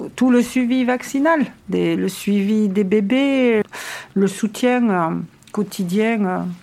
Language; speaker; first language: French; native; French